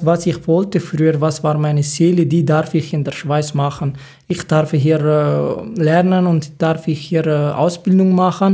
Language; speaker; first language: German; non-native, learner; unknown